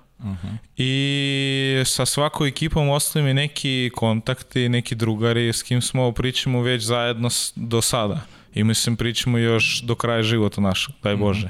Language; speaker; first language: Serbian; non-native, learner; Russian